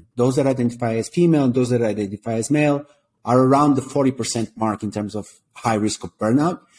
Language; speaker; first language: English; non-native, fluent; Portuguese